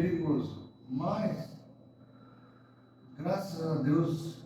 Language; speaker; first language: Portuguese; early bilingual, other home language; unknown